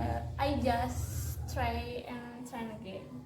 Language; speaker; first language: English; non-native, learner; Indonesian